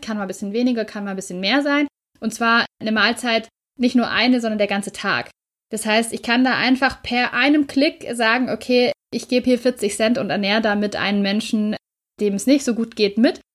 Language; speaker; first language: German; native; German